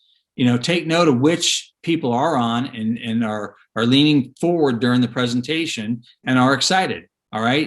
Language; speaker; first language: English; native; English